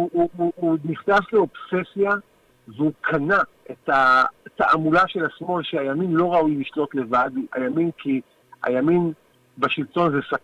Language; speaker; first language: Hebrew; native; Hebrew